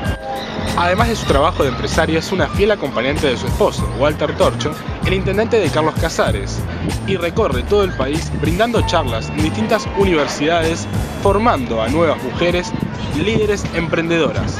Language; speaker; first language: Spanish; native; Spanish